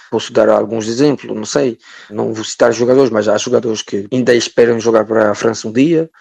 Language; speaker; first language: Portuguese; early bilingual, heritage; French